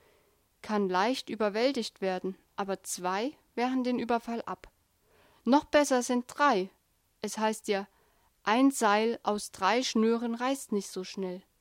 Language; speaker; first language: German; native; German